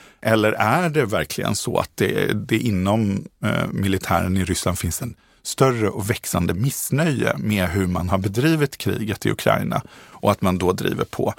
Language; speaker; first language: Swedish; native; Swedish